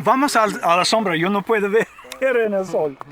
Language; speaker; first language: Spanish; non-native, learner; English